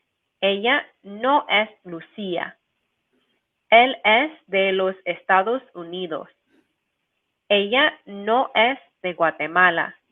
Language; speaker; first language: Spanish; non-native, fluent; English